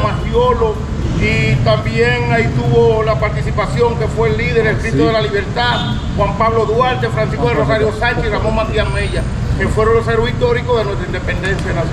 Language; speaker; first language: Spanish; native; Spanish